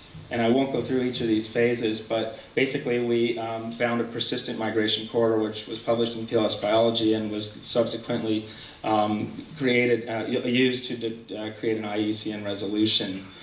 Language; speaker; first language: English; native; English